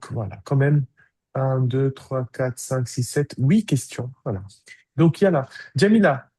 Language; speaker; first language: French; native; French